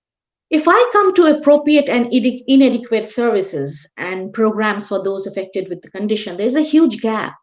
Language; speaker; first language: English; non-native, local second language; Bangla